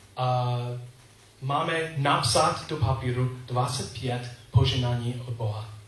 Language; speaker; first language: Czech; non-native, learner; English